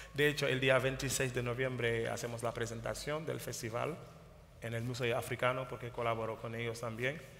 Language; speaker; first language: Spanish; non-native, fluent; Wolof